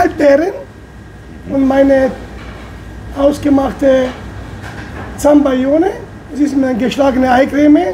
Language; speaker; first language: German; non-native, fluent; Italian